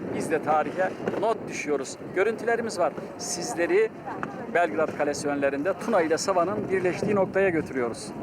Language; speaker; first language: Turkish; native; Turkish